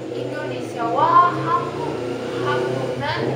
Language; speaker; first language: Korean; non-native, learner; Indonesian